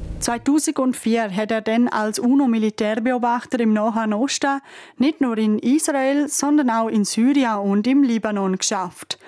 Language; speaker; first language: German; native; German